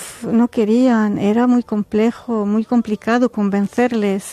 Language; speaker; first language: Spanish; non-native, fluent; Arabic